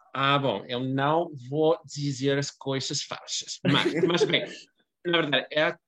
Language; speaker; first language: Portuguese; non-native, learner; English